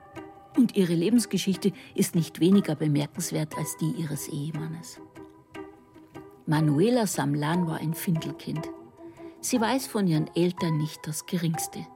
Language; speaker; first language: German; native; German